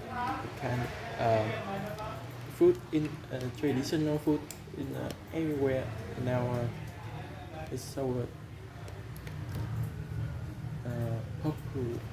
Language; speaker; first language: English; non-native, learner; Vietnamese